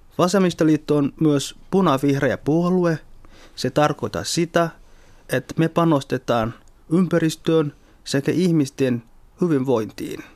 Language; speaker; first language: Finnish; early bilingual, other home language; Somali